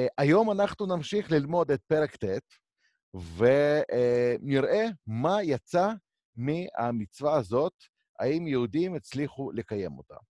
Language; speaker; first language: Hebrew; native; Hebrew